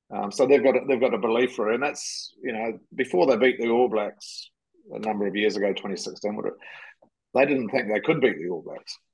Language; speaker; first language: English; native; English